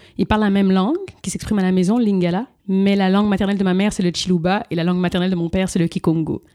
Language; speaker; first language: French; early bilingual, other home language; Lingala